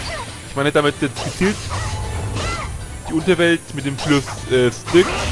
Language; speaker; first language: German; native; German